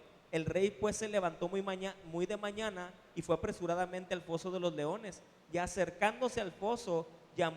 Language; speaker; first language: Spanish; native; Spanish